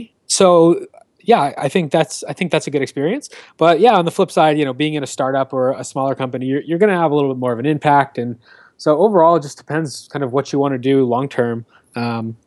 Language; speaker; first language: English; native; English